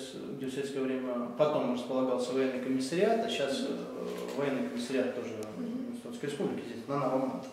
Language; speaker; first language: Russian; native; Russian